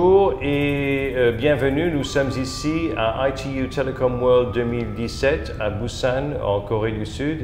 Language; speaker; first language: French; non-native, fluent; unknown